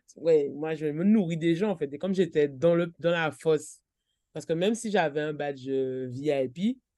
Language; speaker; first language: French; native; French